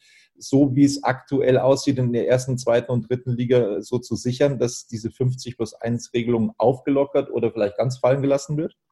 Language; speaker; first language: German; native; German